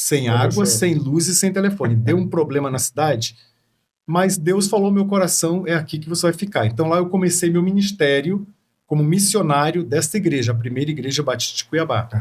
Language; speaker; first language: Portuguese; native; Portuguese